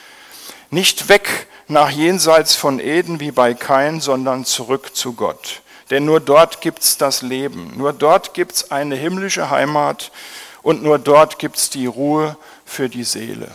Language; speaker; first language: German; native; German